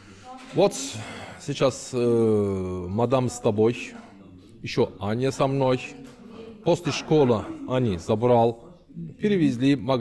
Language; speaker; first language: Russian; non-native, learner; Turkish